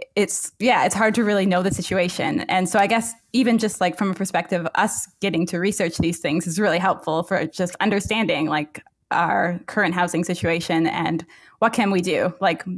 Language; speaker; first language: English; native; English